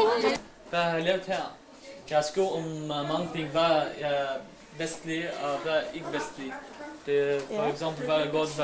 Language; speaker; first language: Danish; non-native, learner; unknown